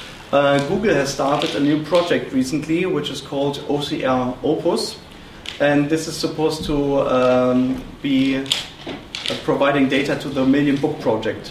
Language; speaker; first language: English; non-native, fluent; German